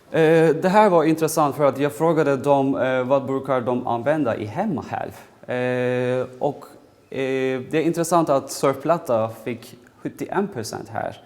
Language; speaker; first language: Swedish; non-native, fluent; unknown